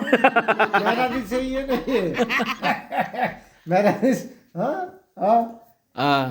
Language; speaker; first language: Hindi; non-native, local second language; Malayalam